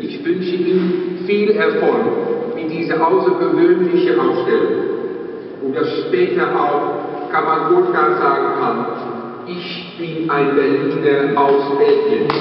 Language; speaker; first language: German; non-native, fluent; Dutch